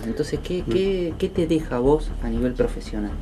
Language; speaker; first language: Spanish; native; Spanish